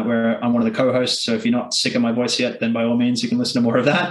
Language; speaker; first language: English; native; English